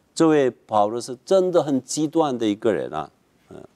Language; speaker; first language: Chinese; non-native, fluent; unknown